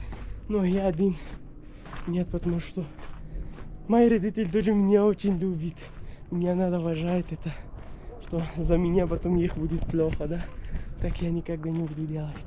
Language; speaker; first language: Russian; non-native, learner; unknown